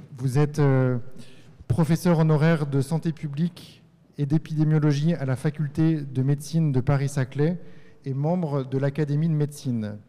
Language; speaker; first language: French; native; French